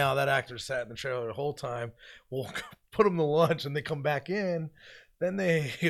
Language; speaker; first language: English; native; English